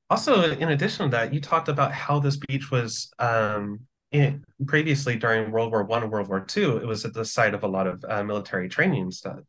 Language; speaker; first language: English; native; English